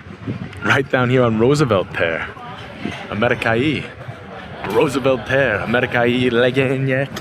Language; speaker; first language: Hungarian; non-native, learner; English